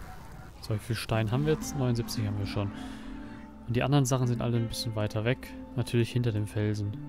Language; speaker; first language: German; native; German